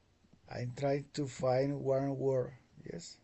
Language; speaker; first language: English; non-native, fluent; Spanish